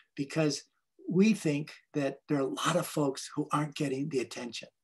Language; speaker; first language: English; early bilingual, other home language; Spanish